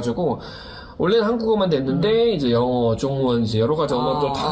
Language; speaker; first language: Korean; native; Korean